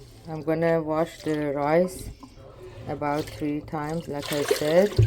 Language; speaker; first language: English; non-native, learner; Persian